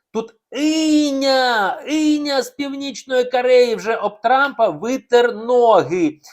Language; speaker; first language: Ukrainian; non-native, local second language; Russian